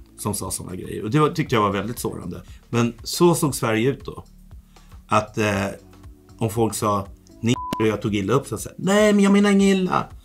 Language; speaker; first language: Swedish; early bilingual, other home language; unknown